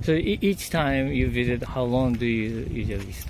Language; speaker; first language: English; non-native, learner; Japanese